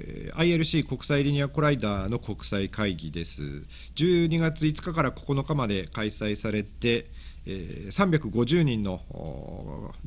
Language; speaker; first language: Japanese; native; Japanese